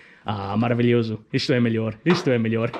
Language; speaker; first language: Portuguese; non-native, learner; English